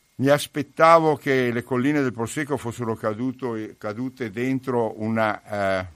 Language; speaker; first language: Italian; native; Italian